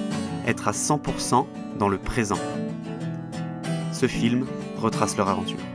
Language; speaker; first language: French; native; French